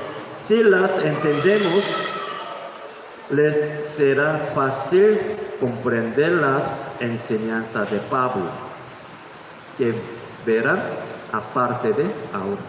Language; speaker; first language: Spanish; non-native, learner; Korean